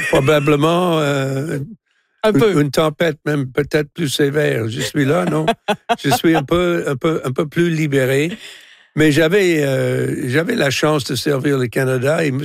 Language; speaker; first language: French; non-native, local second language; English